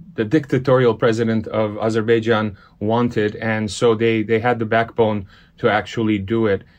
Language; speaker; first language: English; early bilingual, other home language; Armenian